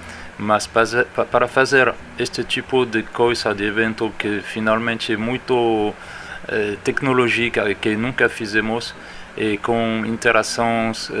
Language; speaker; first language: Portuguese; non-native, fluent; French